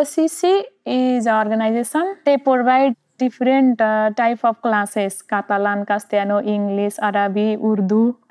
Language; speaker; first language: English; non-native, learner; Nepali